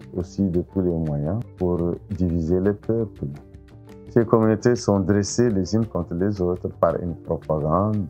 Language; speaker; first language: French; non-native, local second language; Arabic